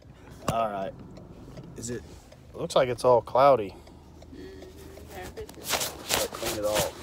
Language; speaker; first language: English; native; English